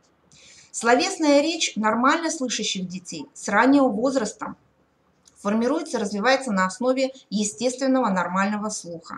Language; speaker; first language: Russian; native; Russian